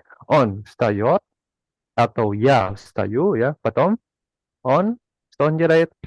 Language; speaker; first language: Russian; non-native, fluent; Indonesian